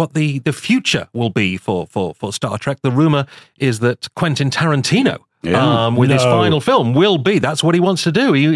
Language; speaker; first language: English; native; English